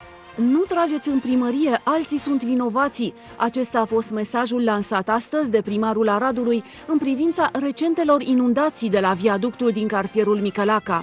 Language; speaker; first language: Romanian; native; Romanian